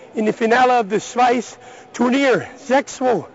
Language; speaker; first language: German; non-native, learner; English